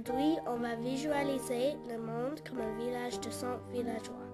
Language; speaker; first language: French; non-native, local second language; English